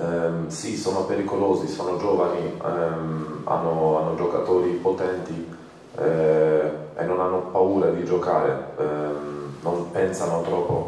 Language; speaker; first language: Italian; non-native, fluent; Croatian